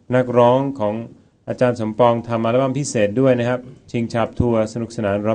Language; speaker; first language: Thai; non-native, fluent; Swedish